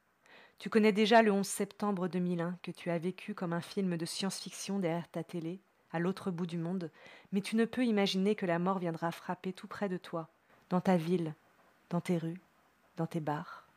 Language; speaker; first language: French; native; French